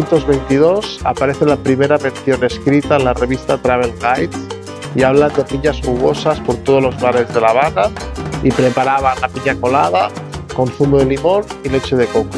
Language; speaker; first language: Spanish; native; Spanish